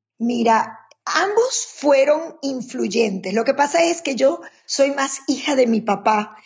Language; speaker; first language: Spanish; native; Spanish